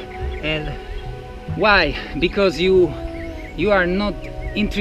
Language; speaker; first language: English; non-native, fluent; Slovak